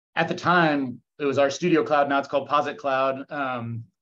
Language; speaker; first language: English; native; English